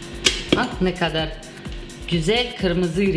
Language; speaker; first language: Turkish; non-native, learner; Russian